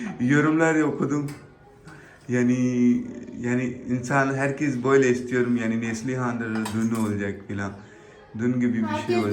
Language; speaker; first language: Turkish; non-native, learner; Urdu